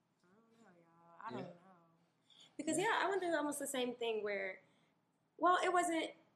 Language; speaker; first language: English; native; English